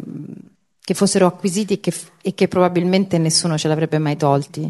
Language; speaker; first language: Italian; native; Italian